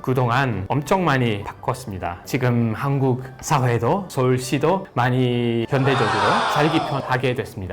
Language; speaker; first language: Korean; non-native, fluent; English